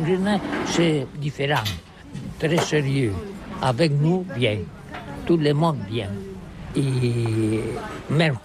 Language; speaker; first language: French; non-native, learner; Catalan